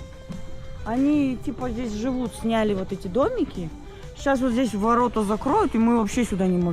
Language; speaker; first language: Russian; native; Russian